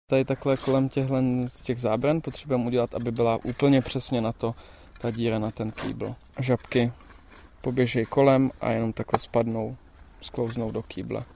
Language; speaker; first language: Czech; native; Czech